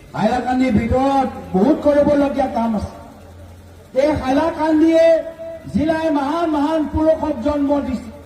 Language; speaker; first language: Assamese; native; Assamese